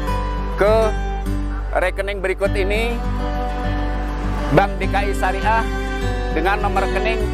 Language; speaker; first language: Indonesian; native; Indonesian